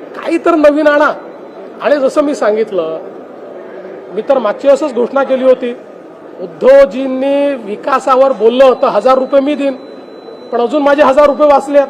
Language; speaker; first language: Marathi; native; Marathi